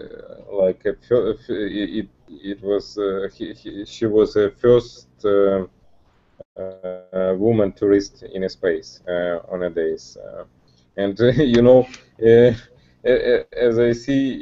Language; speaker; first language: English; non-native, learner; Russian